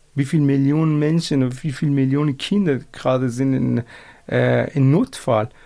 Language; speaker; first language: German; non-native, fluent; Persian